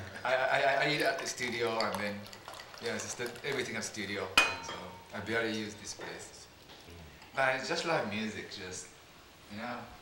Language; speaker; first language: English; non-native, fluent; Japanese